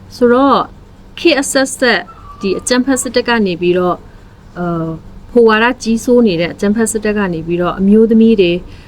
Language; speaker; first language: Burmese; non-native, local second language; S'gaw Karen